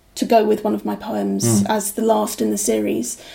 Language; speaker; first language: English; native; English